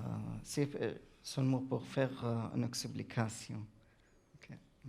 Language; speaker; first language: French; non-native, learner; Arabic